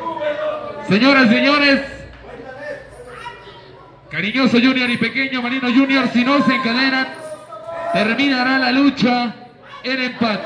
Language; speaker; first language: Spanish; native; Spanish